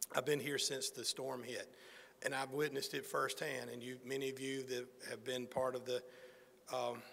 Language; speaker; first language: English; native; English